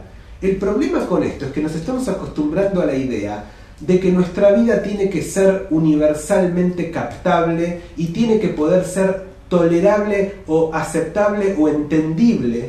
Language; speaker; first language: Spanish; native; Spanish